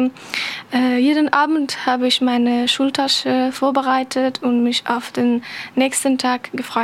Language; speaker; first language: German; non-native, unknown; Persian